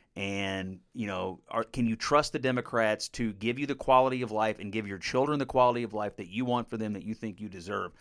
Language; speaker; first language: English; native; English